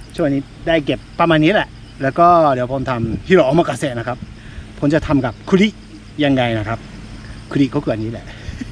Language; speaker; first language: Thai; non-native, fluent; Japanese